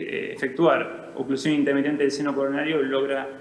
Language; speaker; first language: Spanish; native; Spanish